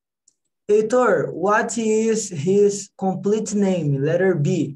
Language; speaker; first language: English; non-native, learner; Portuguese